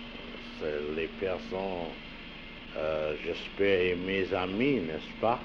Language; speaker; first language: French; non-native, learner; English